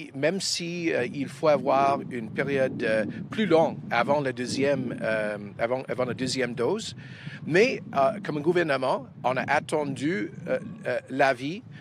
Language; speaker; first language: French; non-native, fluent; English